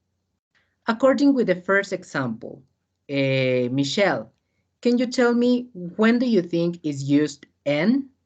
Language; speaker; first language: English; non-native, fluent; Spanish